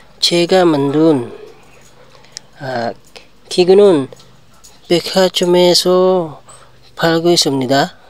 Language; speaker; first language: Korean; non-native, learner; Filipino